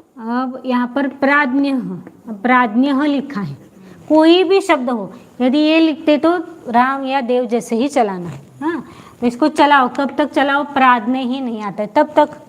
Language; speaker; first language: Hindi; non-native, local second language; Marathi